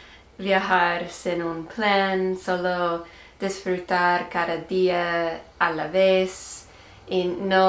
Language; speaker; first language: Spanish; non-native, learner; English